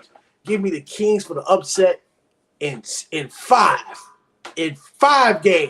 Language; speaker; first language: English; native; English